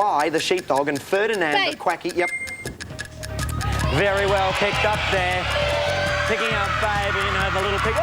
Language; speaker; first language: English; native; English